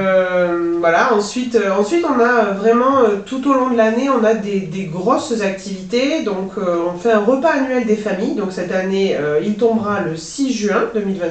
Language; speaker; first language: French; native; French